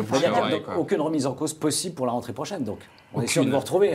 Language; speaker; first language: French; native; French